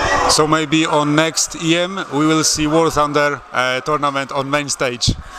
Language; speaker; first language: English; non-native, fluent; Polish